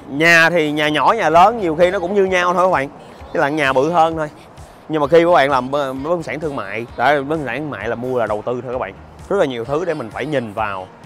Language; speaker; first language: Vietnamese; early bilingual, heritage; Vietnamese